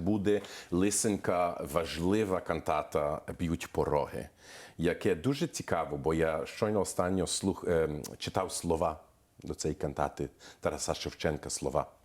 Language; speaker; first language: Ukrainian; early bilingual, heritage; Ukrainian